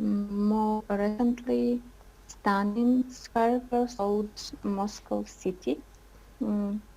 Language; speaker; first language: English; non-native, learner; Russian